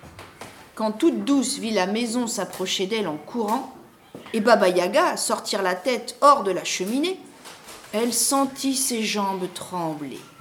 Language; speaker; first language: French; native; French